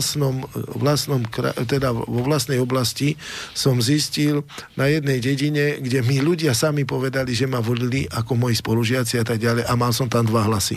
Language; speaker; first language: Slovak; native; Slovak